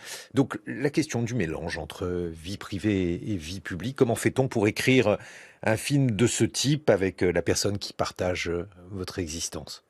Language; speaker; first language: French; native; French